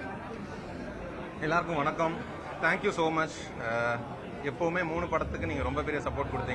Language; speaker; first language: Tamil; native; Tamil